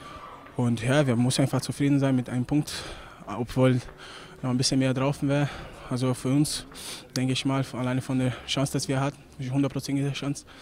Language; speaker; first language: German; non-native, learner; Portuguese